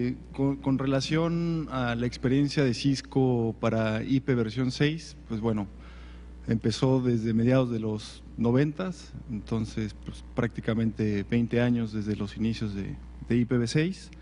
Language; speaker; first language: Spanish; native; Spanish